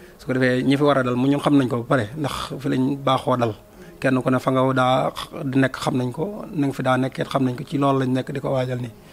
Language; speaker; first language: Wolof; native; Wolof